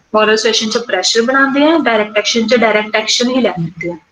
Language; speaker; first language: Hindi; non-native, local second language; Punjabi